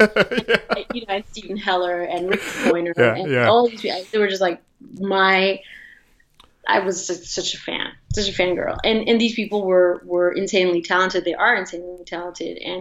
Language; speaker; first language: English; non-native, fluent; Portuguese